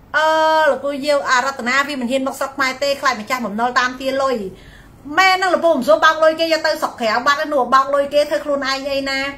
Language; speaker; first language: Khmer; native; Khmer